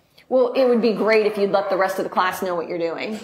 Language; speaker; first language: English; native; English